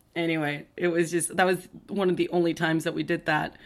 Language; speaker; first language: English; early bilingual, other home language; Spanish